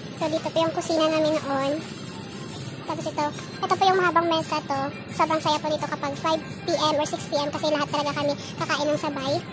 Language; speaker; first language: Filipino; non-native, local second language; Hiligaynon